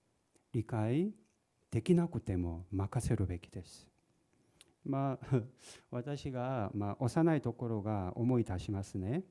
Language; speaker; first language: Japanese; non-native, fluent; Korean